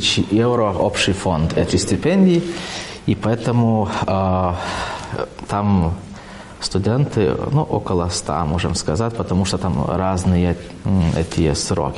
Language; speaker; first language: Russian; non-native, fluent; Lithuanian